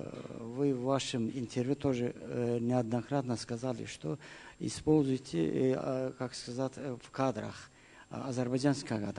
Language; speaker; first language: Russian; non-native, learner; Azerbaijani